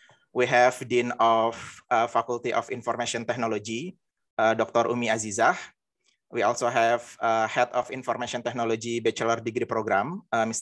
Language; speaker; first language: English; non-native, fluent; Indonesian